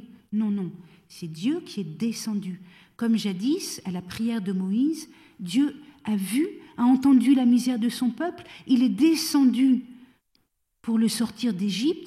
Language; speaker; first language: French; native; French